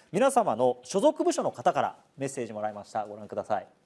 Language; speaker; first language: Japanese; native; Japanese